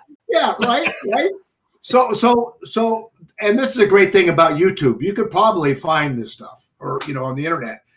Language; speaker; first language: English; native; English